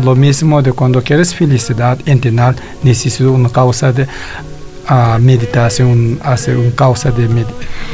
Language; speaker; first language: Spanish; non-native, learner; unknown